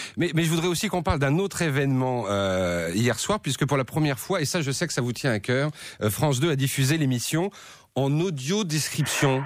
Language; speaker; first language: French; native; French